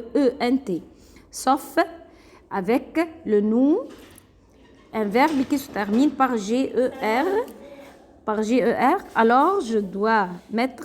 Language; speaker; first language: French; non-native, fluent; Arabic